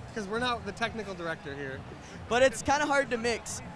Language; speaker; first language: English; native; English